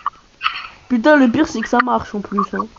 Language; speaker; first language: French; native; French